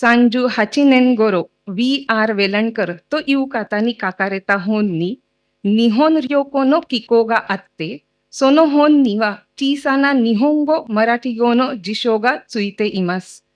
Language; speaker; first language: Japanese; non-native, fluent; Marathi